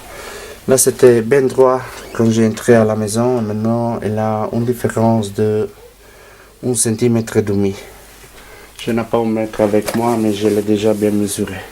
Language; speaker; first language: French; non-native, learner; Italian